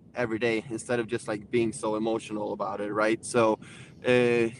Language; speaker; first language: English; non-native, fluent; Swedish